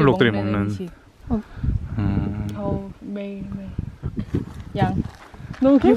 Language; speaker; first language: Korean; native; Korean